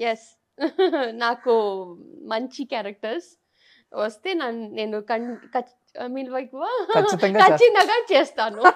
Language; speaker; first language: Telugu; non-native, fluent; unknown